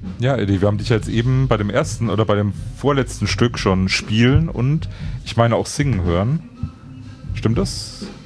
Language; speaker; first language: German; native; German